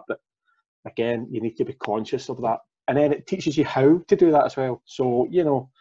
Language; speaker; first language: English; native; English